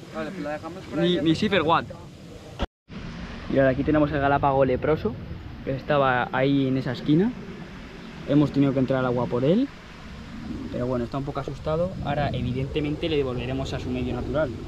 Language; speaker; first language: Spanish; native; Spanish